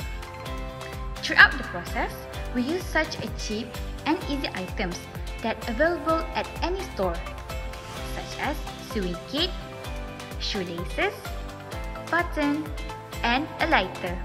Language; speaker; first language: English; non-native, local second language; Malay